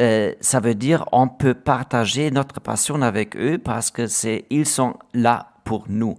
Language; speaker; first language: French; non-native, learner; German